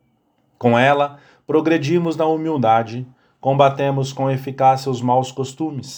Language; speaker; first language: Portuguese; native; Portuguese